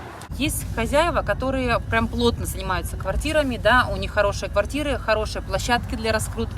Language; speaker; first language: Russian; native; Russian